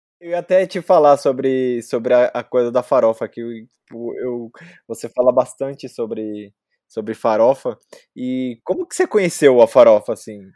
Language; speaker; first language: Portuguese; native; Portuguese